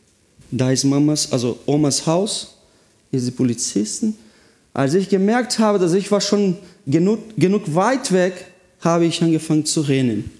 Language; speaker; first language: German; non-native, fluent; Portuguese